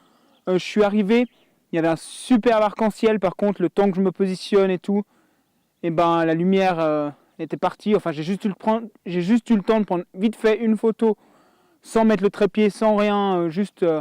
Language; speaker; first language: French; native; French